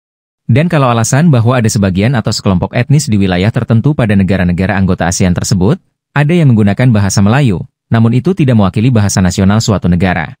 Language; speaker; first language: Indonesian; native; Indonesian